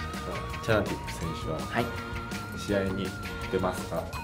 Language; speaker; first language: Japanese; native; Japanese